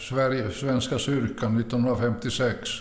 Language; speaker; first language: Swedish; early bilingual, other home language; Finnish